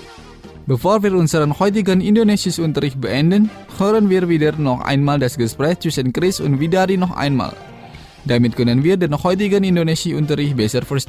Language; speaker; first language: German; non-native, fluent; Indonesian